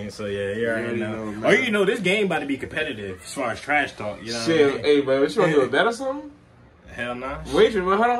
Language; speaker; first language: English; native; English